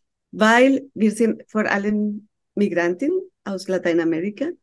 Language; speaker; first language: German; non-native, fluent; Spanish